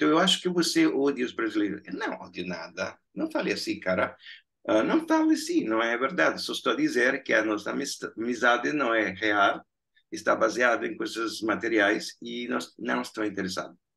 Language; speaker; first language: Portuguese; non-native, fluent; Spanish